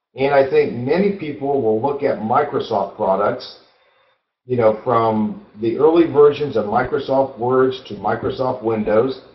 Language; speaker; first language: English; native; English